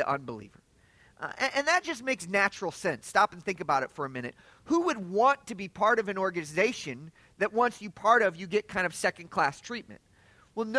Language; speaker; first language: English; native; English